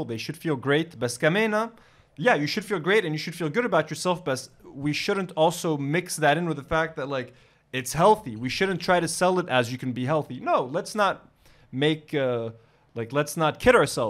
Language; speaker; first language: English; non-native, local second language; Arabic